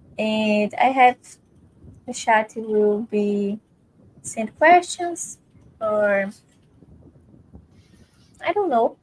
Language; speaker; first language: English; non-native, fluent; Portuguese